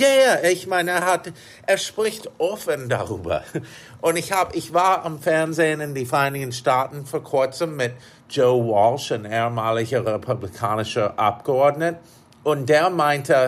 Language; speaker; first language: German; non-native, fluent; English